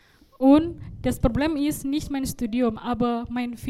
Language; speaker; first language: German; non-native, learner; Indonesian